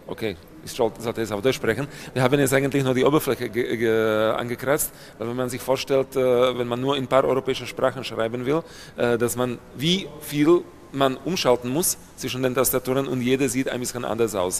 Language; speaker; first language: German; non-native, fluent; Slovak